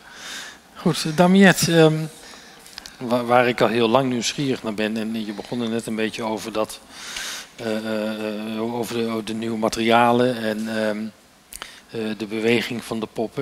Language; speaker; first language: Dutch; native; Dutch